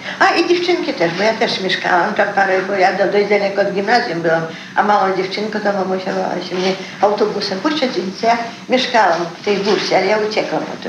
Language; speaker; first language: Polish; early bilingual, heritage; Polish